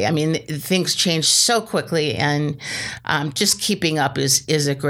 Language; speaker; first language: English; native; English